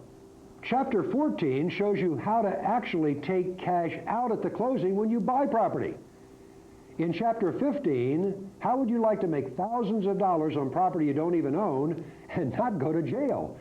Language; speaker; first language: English; native; English